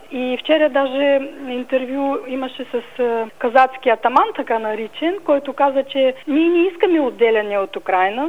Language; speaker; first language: Bulgarian; early bilingual, heritage; Bulgarian